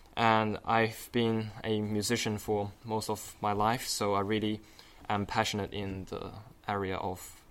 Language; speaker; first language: English; non-native, fluent; Chinese